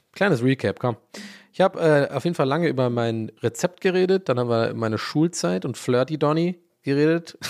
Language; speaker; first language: German; early bilingual, other home language; English